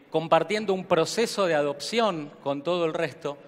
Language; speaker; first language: Spanish; native; Spanish